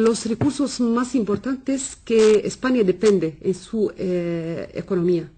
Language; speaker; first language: Spanish; non-native, fluent; Arabic